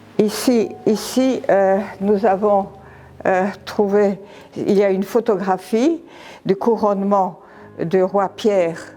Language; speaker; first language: French; non-native, fluent; Serbian